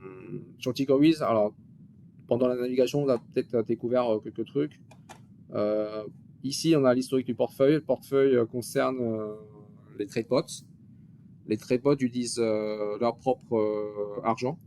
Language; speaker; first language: French; native; French